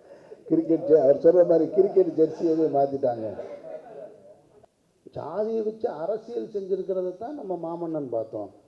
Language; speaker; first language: Tamil; native; Tamil